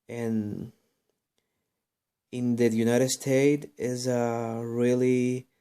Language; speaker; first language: English; non-native, learner; Spanish